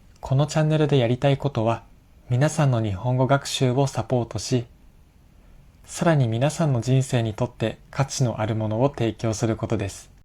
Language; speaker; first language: Japanese; native; Japanese